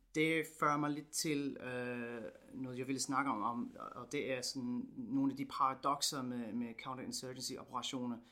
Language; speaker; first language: Danish; non-native, fluent; English